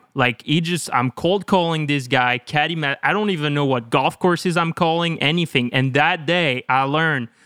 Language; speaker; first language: English; non-native, fluent; French